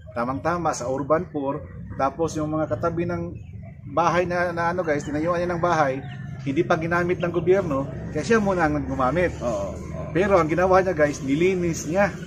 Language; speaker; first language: Filipino; non-native, local second language; Cebuano